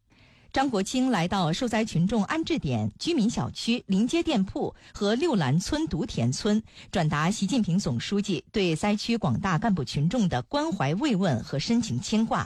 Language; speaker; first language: Chinese; native; Chinese